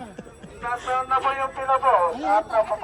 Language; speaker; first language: Filipino; native; Filipino